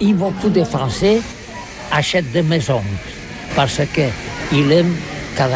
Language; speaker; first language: French; non-native, learner; Catalan